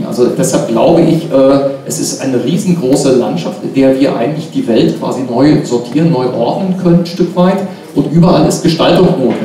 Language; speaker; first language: German; native; German